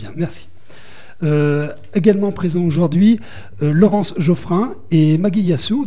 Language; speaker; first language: French; native; French